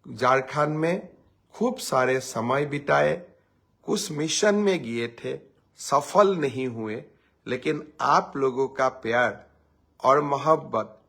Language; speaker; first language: Hindi; non-native, local second language; Assamese